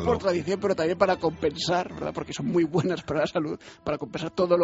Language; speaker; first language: Spanish; native; Spanish